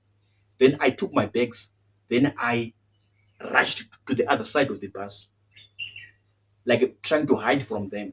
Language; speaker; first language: English; non-native, local second language; Shona